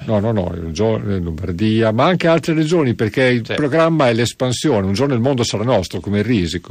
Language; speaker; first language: Italian; native; Italian